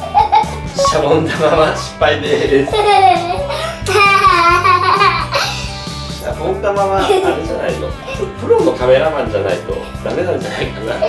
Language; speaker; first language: Japanese; native; Japanese